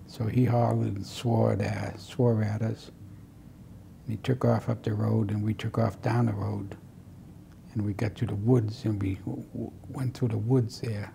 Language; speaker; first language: English; native; English